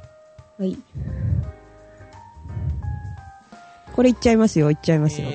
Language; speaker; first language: Japanese; native; Japanese